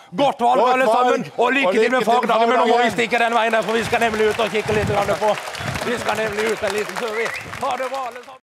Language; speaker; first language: Norwegian; native; Norwegian